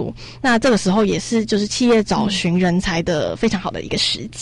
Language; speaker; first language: Chinese; native; Chinese